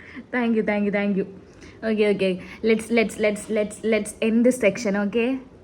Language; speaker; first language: English; non-native, local second language; Malayalam